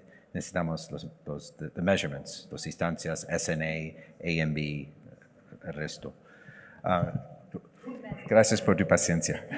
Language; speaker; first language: Spanish; non-native, learner; English